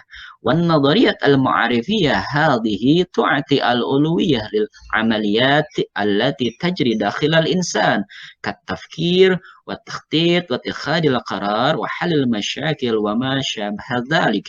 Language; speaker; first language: Arabic; non-native, fluent; Indonesian